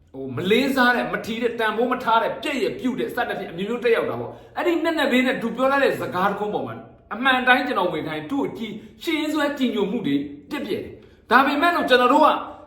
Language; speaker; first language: Burmese; native; Burmese